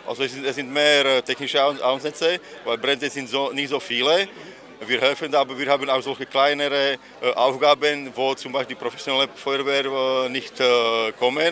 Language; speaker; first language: German; non-native, fluent; Slovak